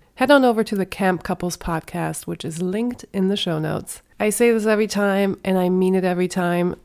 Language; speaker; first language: English; non-native, fluent; German